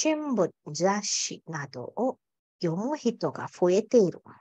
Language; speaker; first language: Japanese; non-native, fluent; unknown